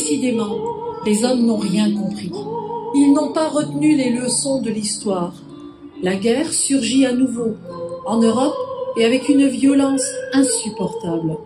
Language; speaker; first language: French; native; French